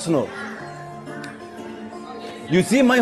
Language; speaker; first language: English; non-native, learner; Arabic